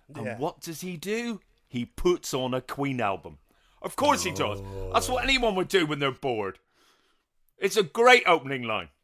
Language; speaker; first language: English; native; English